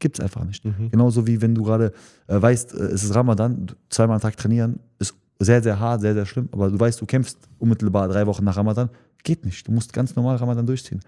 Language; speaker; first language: German; early bilingual, other home language; Chechen